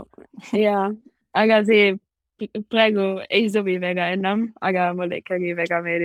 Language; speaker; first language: Estonian; non-native, learner; German